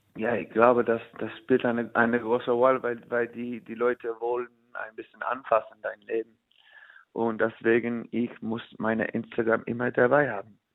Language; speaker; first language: German; non-native, fluent; English